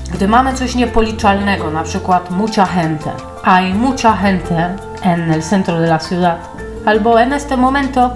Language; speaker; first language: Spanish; non-native, fluent; Polish